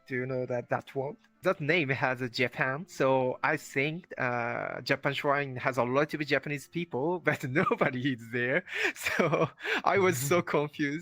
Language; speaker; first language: English; non-native, learner; Japanese